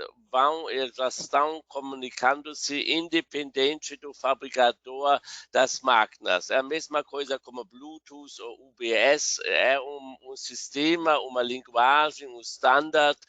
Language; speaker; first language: Portuguese; non-native, fluent; German